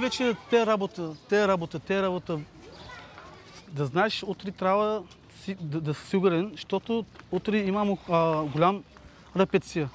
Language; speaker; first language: Bulgarian; non-native, local second language; Turkish